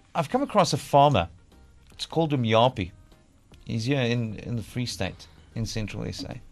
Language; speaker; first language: English; non-native, local second language; Afrikaans